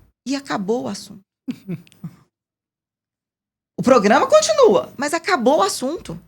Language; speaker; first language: Portuguese; native; Portuguese